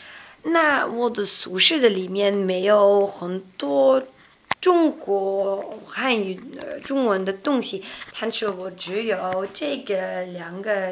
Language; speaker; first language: Chinese; non-native, learner; Dutch